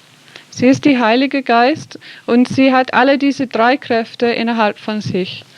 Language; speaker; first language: German; non-native, fluent; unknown